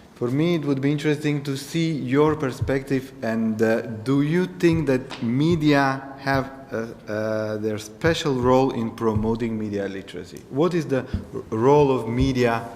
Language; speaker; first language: English; non-native, fluent; Macedonian